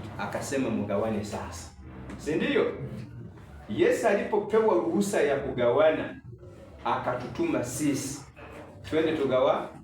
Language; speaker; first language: Swahili; non-native, local second language; Rundi